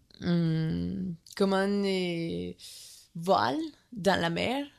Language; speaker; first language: French; non-native, learner; Spanish